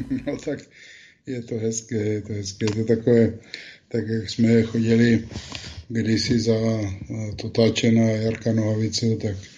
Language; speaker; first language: Czech; native; Czech